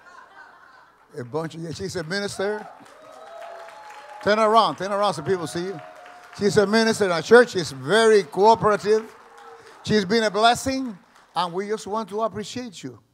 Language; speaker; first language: English; early bilingual, other home language; Spanish